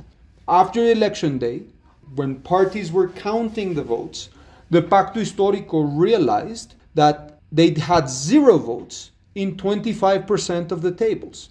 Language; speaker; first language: English; non-native, fluent; Spanish